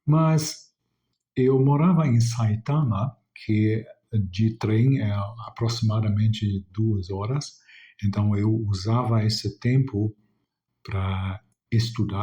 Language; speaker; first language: Portuguese; non-native, fluent; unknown